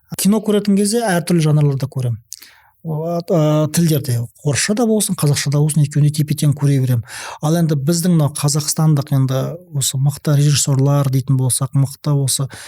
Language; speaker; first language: Kazakh; non-native, local second language; Russian